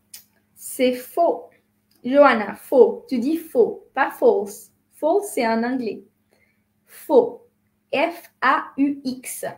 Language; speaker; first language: French; non-native, fluent; Spanish